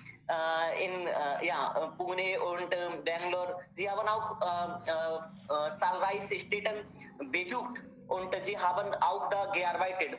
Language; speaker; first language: German; non-native, learner; Hindi